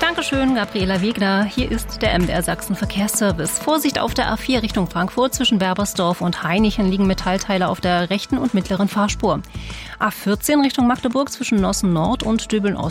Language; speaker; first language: German; native; German